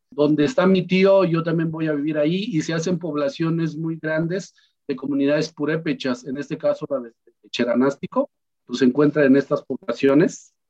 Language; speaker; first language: Spanish; non-native, local second language; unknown